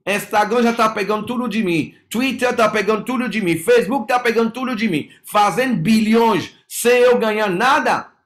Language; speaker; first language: Portuguese; non-native, fluent; French